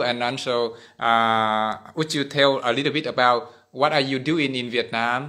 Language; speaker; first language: English; non-native, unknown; Vietnamese